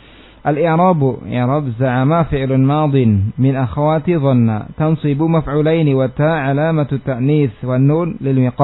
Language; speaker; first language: Arabic; non-native, fluent; Indonesian